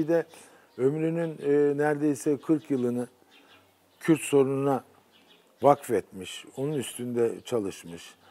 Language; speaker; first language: Turkish; native; Turkish